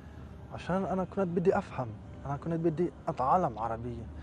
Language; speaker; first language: Arabic; non-native, learner; French